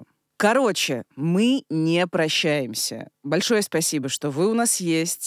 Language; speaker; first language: Russian; native; Russian